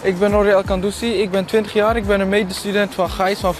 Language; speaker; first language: Dutch; early bilingual, other home language; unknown